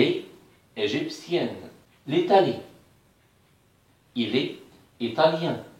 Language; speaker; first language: French; non-native, fluent; Arabic